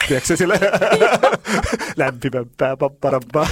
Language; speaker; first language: Finnish; non-native, learner; Arabic